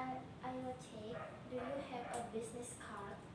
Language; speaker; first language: English; non-native, learner; Indonesian